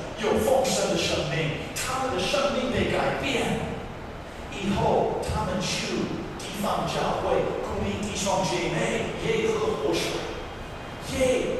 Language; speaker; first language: Chinese; non-native, fluent; English